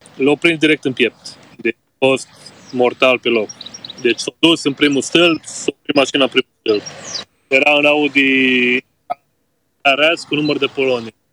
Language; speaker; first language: Romanian; native; Romanian